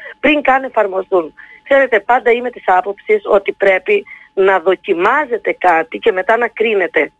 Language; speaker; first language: Greek; native; Greek